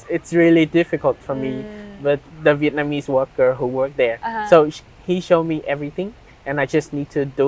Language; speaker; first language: English; non-native, fluent; Vietnamese